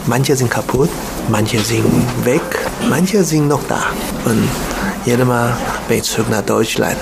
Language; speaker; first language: German; non-native, learner; Chinese